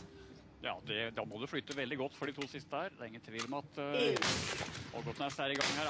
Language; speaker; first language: Norwegian; native; Norwegian